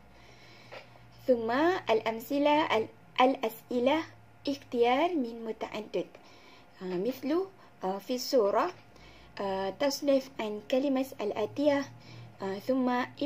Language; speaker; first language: Arabic; non-native, learner; Malay